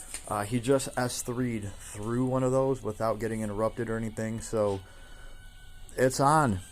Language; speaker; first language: English; native; English